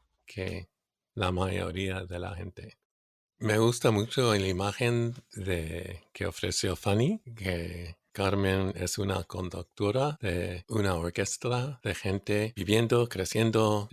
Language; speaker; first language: Spanish; non-native, fluent; English